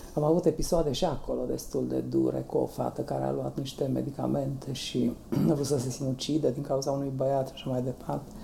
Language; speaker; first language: Romanian; native; Romanian